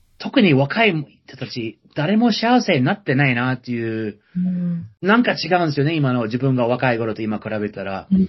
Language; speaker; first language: Japanese; non-native, fluent; English